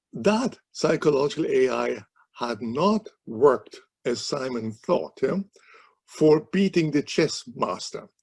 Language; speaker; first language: English; non-native, fluent; German